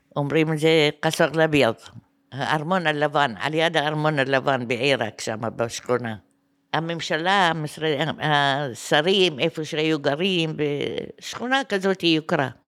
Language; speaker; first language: Hebrew; non-native, fluent; Arabic